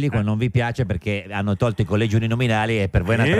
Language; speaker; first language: Italian; native; Italian